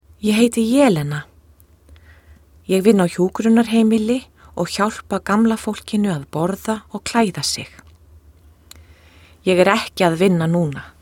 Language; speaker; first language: Icelandic; non-native, learner; Ukrainian